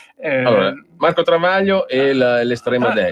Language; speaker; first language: Italian; native; Italian